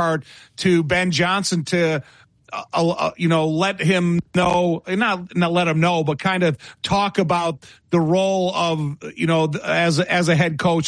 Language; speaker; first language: English; native; English